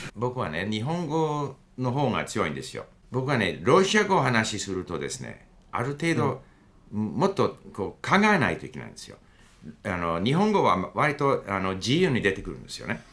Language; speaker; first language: Japanese; non-native, fluent; English